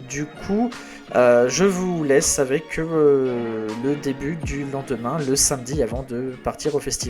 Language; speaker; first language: French; native; French